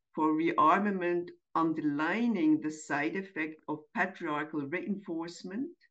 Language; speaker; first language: English; non-native, fluent; German